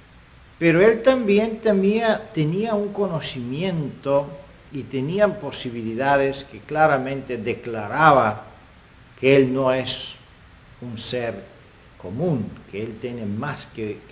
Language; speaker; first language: Spanish; non-native, fluent; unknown